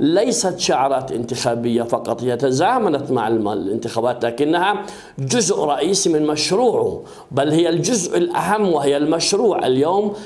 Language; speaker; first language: Arabic; native; Arabic